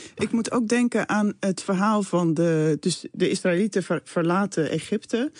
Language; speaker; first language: Dutch; native; Dutch